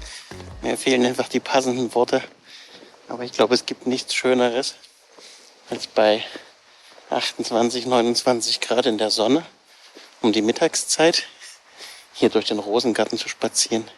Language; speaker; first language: German; native; German